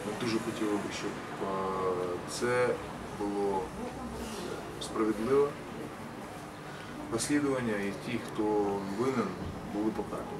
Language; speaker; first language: Ukrainian; non-native, local second language; Russian